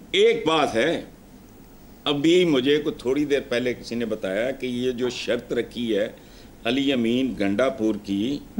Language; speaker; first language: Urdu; non-native, local second language; Punjabi